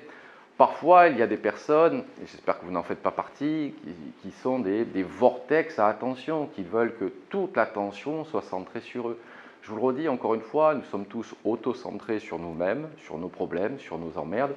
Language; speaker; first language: French; native; French